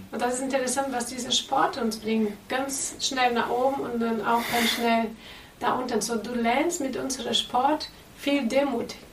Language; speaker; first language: German; non-native, fluent; Portuguese